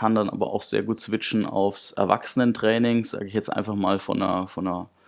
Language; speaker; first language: German; native; German